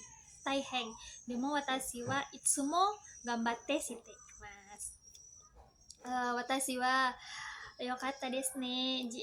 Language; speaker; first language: Japanese; non-native, learner; Indonesian